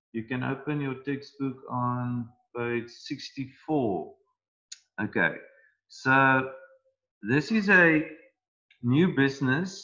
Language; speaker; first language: English; non-native, local second language; Afrikaans